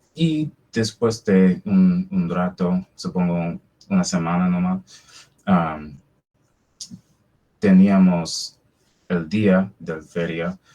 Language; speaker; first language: Spanish; non-native, fluent; English